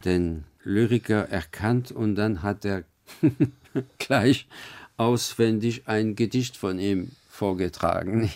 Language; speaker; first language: German; non-native, fluent; French